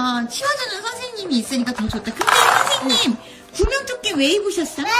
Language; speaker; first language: Korean; native; Korean